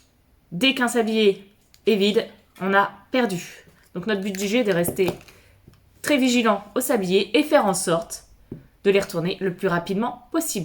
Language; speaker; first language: French; native; French